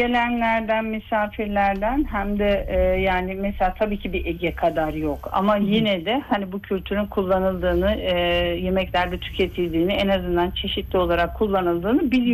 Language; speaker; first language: Turkish; native; Turkish